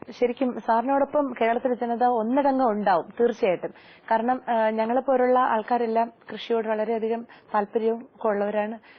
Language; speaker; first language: Malayalam; native; Malayalam